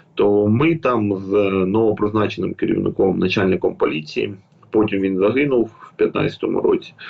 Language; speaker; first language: Ukrainian; native; Ukrainian